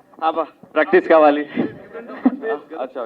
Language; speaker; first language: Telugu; non-native, learner; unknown